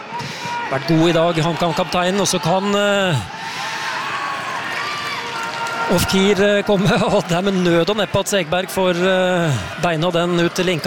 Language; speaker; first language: Norwegian; native; Norwegian